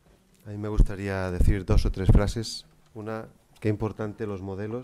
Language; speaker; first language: Spanish; native; Spanish